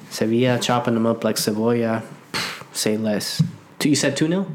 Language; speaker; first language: English; early bilingual, other home language; Spanish